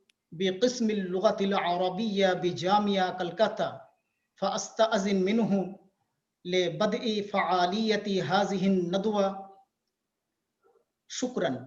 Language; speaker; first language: Arabic; non-native, fluent; Bangla